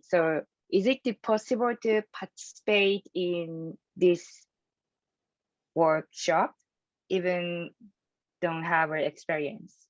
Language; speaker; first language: English; non-native, learner; Japanese